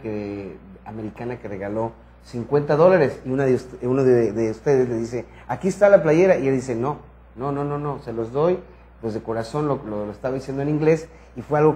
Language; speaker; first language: Spanish; native; Spanish